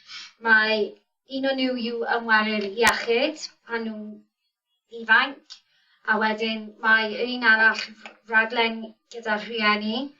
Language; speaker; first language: Welsh; non-native, local second language; English